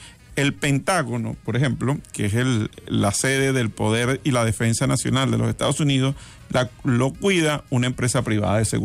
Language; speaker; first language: Spanish; native; Spanish